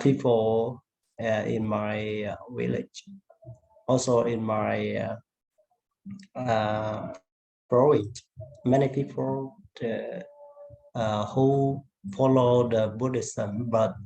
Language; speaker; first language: English; non-native, learner; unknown